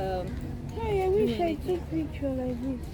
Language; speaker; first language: English; non-native, local second language; Igbo